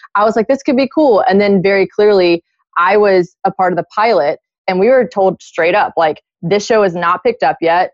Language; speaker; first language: English; native; English